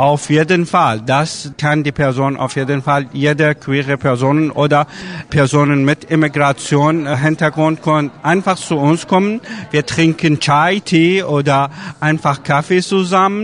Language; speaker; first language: German; non-native, learner; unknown